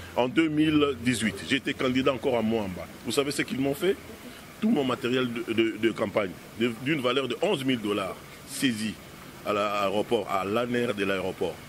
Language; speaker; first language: French; non-native, local second language; Lingala